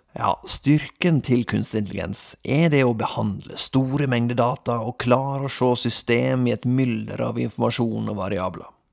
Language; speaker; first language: Norwegian; native; Norwegian